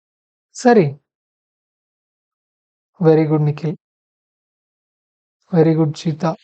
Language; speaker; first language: Kannada; native; Kannada